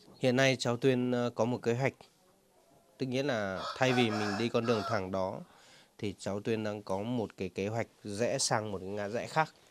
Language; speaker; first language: Vietnamese; non-native, local second language; Hmong